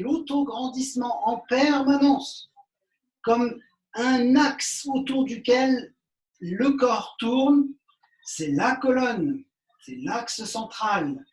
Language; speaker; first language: French; native; French